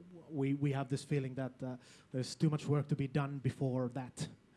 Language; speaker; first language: English; non-native, fluent; Finnish